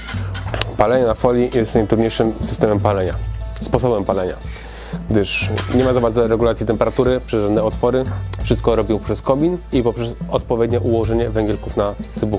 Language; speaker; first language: Polish; native; Polish